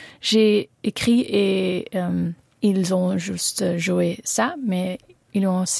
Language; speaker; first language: French; non-native, learner; Dutch